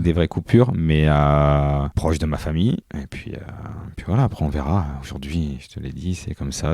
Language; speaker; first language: French; native; French